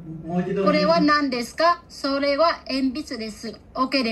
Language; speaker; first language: Japanese; non-native, fluent; Bangla